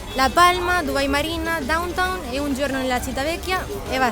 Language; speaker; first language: Italian; non-native, learner; Spanish